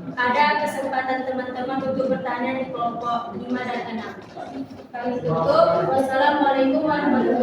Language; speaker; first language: Indonesian; native; Indonesian